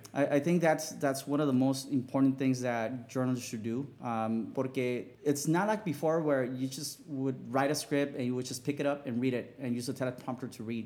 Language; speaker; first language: English; early bilingual, other home language; Spanish